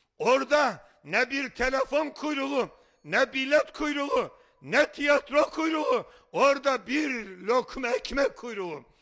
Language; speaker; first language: Turkish; native; Turkish